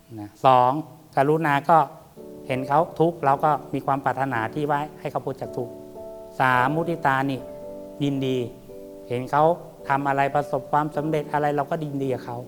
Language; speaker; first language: Thai; native; Thai